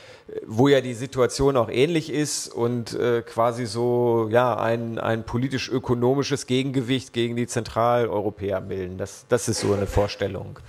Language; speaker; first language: German; native; German